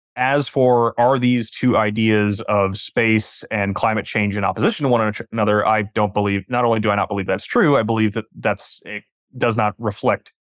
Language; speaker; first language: English; native; English